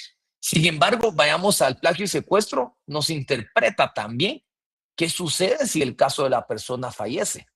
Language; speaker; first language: Spanish; native; Spanish